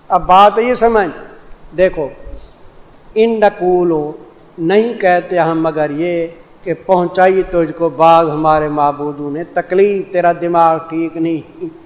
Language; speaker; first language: Urdu; non-native, local second language; Saraiki